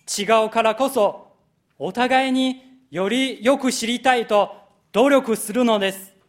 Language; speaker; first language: Japanese; non-native, fluent; Chinese